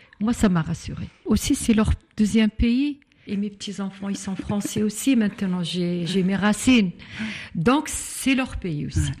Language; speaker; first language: French; non-native, local second language; Arabic